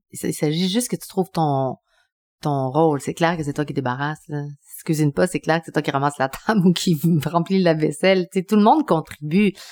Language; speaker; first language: French; early bilingual, other home language; Spanish